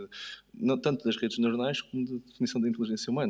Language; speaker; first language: Portuguese; native; Portuguese